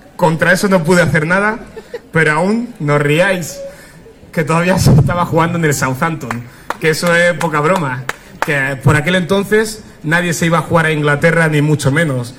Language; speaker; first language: Spanish; early bilingual, other home language; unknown